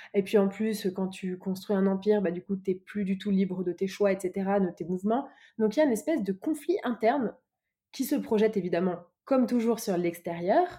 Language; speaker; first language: French; native; French